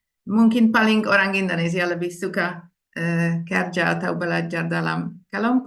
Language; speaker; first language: Indonesian; non-native, fluent; Hungarian